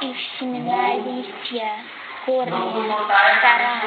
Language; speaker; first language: Russian; native; Russian